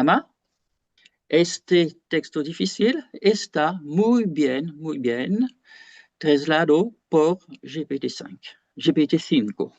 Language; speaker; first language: Spanish; non-native, fluent; French